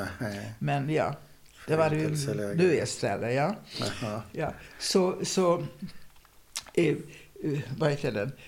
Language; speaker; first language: Swedish; non-native, fluent; Hungarian